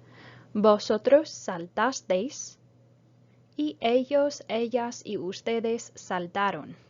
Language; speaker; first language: Spanish; non-native, fluent; English